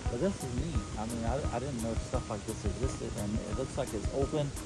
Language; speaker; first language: English; native; English